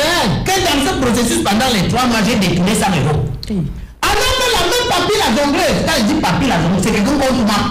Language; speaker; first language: French; native; French